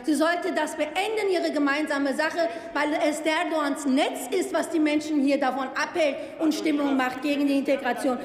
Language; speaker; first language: German; early bilingual, other home language; Turkish